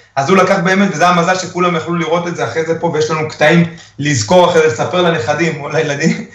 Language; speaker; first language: Hebrew; early bilingual, other home language; Spanish